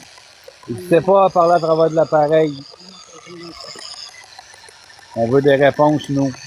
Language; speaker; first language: French; native; French